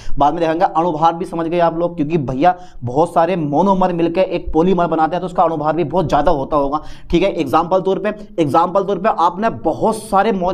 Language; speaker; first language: Hindi; native; Hindi